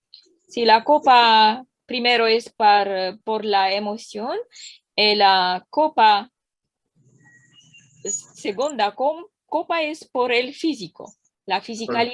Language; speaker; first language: Spanish; non-native, learner; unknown